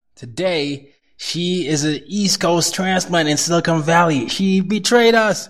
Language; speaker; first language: English; non-native, local second language; Yoruba